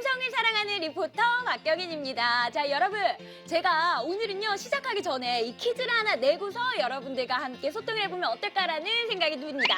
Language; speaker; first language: Korean; native; Korean